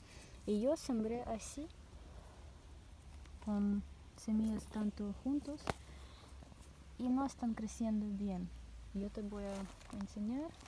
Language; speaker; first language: Spanish; non-native, learner; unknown